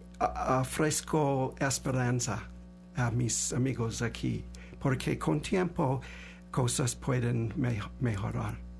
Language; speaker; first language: Spanish; non-native, learner; English